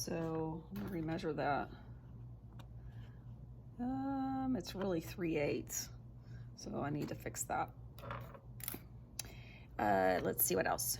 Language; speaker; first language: English; native; English